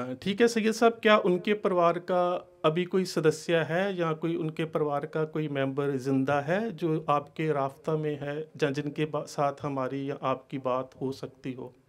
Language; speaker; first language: Hindi; non-native, local second language; Punjabi